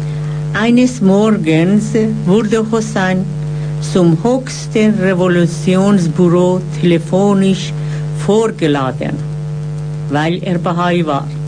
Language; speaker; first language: German; non-native, fluent; Persian